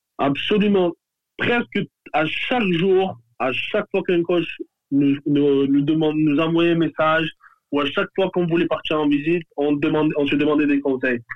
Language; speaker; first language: French; native; French